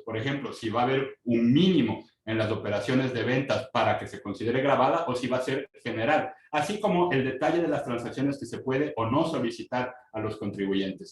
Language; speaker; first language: Spanish; native; Spanish